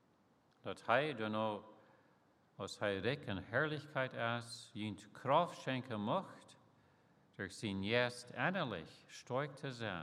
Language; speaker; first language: German; early bilingual, heritage; Plautdietsch